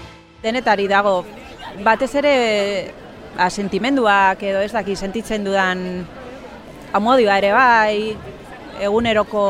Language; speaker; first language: Basque; non-native, local second language; Spanish